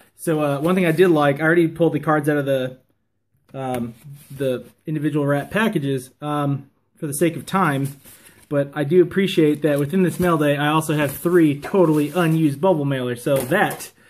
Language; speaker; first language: English; native; English